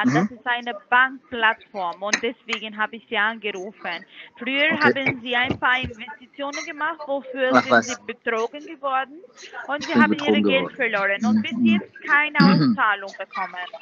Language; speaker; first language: German; non-native, learner; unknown